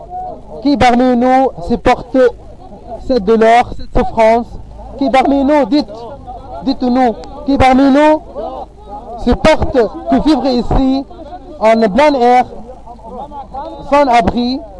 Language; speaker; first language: French; non-native, fluent; Arabic